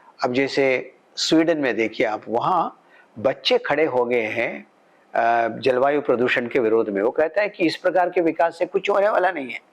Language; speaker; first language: Hindi; non-native, local second language; Malayalam